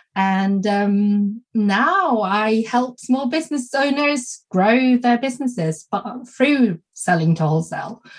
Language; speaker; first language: English; non-native, fluent; Swedish